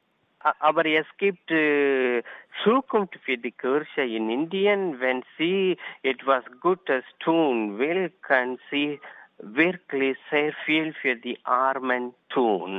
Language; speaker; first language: German; non-native, learner; Tamil